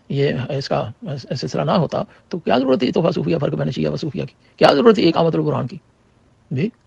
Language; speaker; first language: Urdu; non-native, local second language; Punjabi